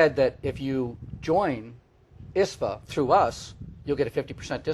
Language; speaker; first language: English; native; English